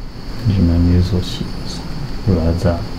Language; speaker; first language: French; non-native, fluent; Japanese